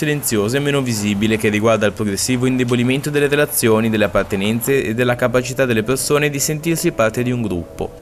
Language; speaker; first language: Italian; native; Italian